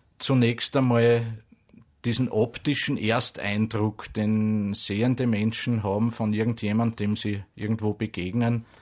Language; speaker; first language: German; native; German